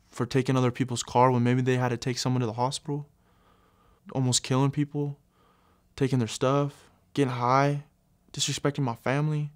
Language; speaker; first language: English; native; English